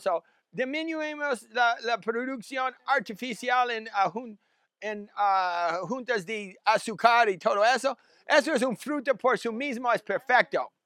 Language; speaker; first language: Spanish; non-native, learner; English